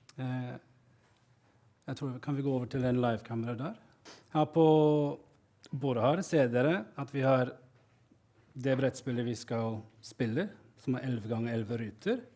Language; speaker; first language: Norwegian; non-native, fluent; English